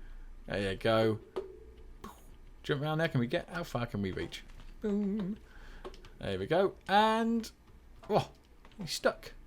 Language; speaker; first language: English; native; English